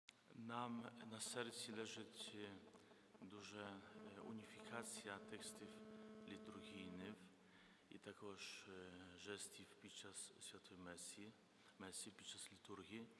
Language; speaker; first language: Ukrainian; non-native, fluent; Polish